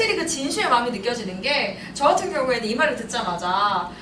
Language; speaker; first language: Korean; native; Korean